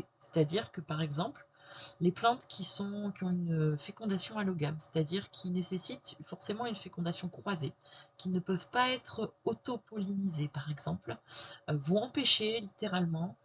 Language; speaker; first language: French; native; French